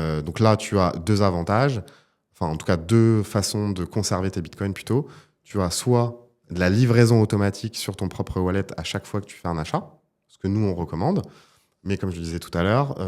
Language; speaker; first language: French; native; French